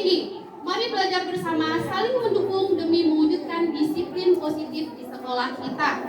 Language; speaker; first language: Indonesian; non-native, local second language; Minangkabau